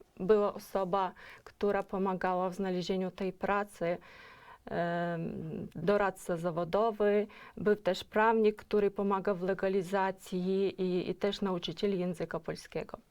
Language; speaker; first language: Polish; non-native, fluent; Ukrainian